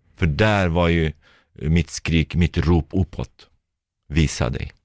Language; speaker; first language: Swedish; non-native, fluent; Turkish